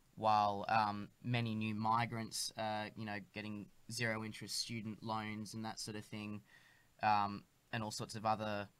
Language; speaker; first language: English; native; English